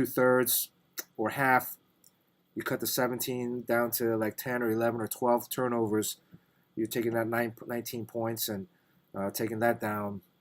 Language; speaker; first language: English; native; English